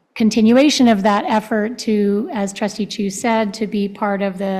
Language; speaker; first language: English; non-native, fluent; Spanish